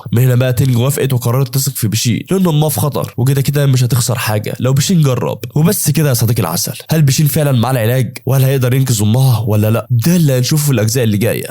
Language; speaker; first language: Arabic; native; Arabic